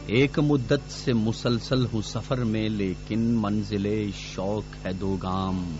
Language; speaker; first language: Urdu; non-native, local second language; Pashto